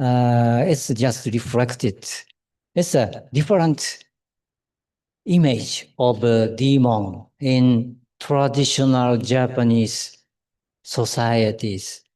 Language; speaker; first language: English; non-native, fluent; Japanese